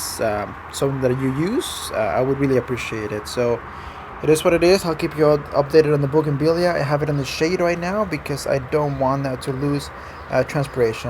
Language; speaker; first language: English; non-native, fluent; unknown